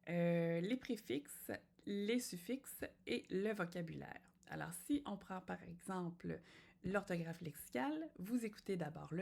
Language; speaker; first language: French; native; French